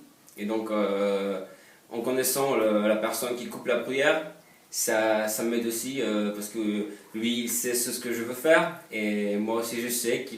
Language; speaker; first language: French; non-native, fluent; Polish